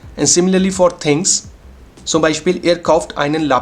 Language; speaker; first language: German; non-native, fluent; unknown